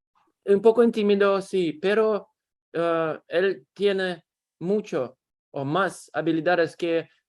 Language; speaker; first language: Spanish; non-native, learner; Russian